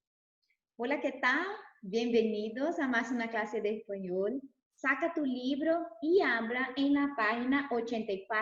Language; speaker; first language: Spanish; non-native, fluent; Portuguese